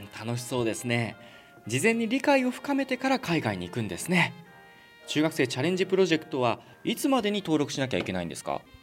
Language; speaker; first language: Japanese; native; Japanese